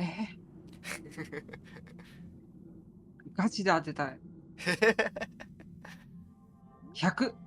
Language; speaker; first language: Japanese; native; Japanese